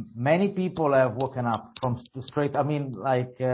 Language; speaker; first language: English; non-native, fluent; Italian